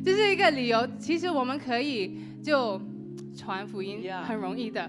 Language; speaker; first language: Chinese; non-native, learner; English